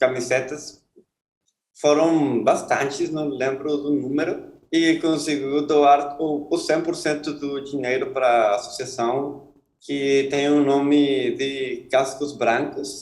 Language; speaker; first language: Portuguese; non-native, fluent; Spanish